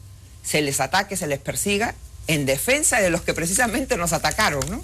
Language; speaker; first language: Spanish; native; Spanish